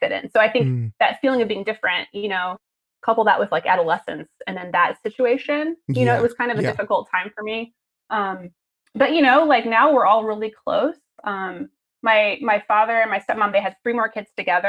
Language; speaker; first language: English; native; English